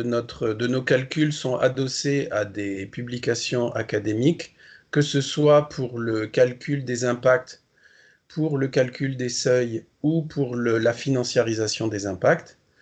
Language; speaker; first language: French; native; French